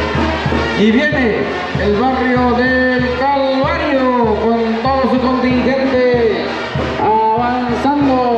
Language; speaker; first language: Spanish; native; Spanish